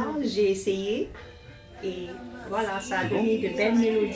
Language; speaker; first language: French; non-native, local second language; Lingala